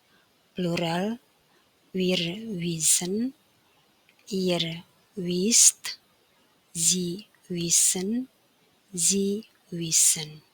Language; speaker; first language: German; non-native, fluent; Indonesian